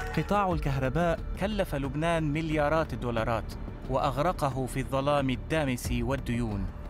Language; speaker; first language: Arabic; native; Arabic